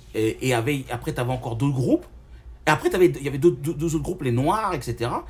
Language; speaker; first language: French; native; French